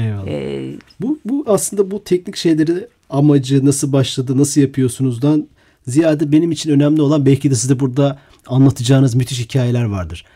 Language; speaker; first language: Turkish; native; Turkish